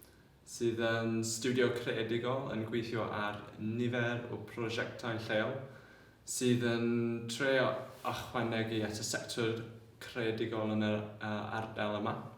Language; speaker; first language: Welsh; non-native, local second language; English